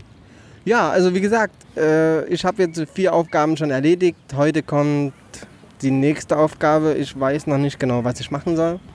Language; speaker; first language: German; native; German